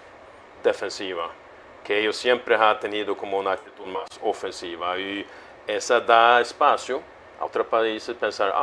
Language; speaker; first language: Spanish; non-native, fluent; Swedish